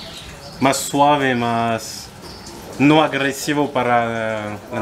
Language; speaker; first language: Spanish; non-native, learner; French